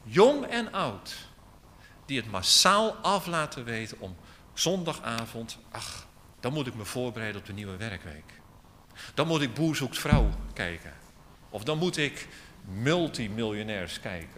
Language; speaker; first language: Dutch; native; Dutch